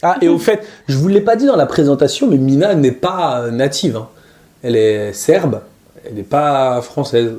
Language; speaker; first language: French; native; French